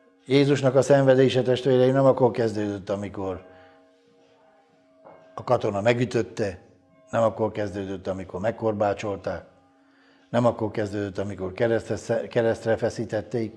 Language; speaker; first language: Hungarian; native; Hungarian